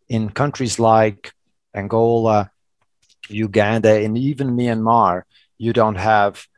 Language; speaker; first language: English; non-native, fluent; Portuguese